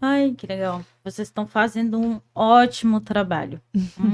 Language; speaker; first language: Portuguese; non-native, fluent; Haitian Creole